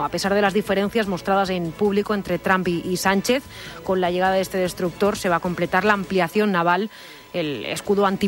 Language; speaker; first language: Spanish; native; Spanish